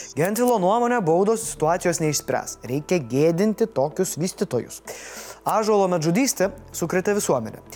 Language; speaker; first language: Lithuanian; native; Lithuanian